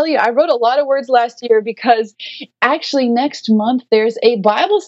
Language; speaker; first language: English; native; English